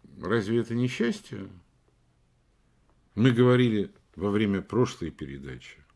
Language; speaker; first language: Russian; native; Russian